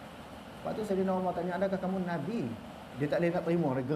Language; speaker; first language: Malay; native; Malay